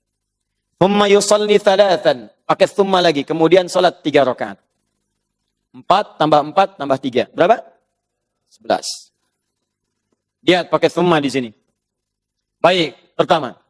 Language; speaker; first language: Indonesian; native; Indonesian